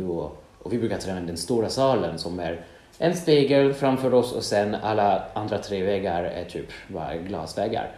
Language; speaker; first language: Swedish; non-native, fluent; French